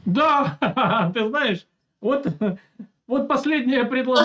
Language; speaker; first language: Russian; native; Russian